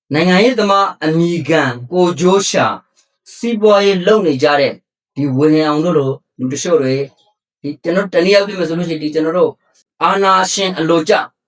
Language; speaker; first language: Burmese; native; Burmese